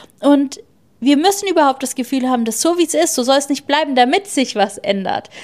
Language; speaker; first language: German; native; German